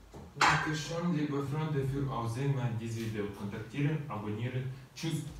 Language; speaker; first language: German; non-native, learner; Russian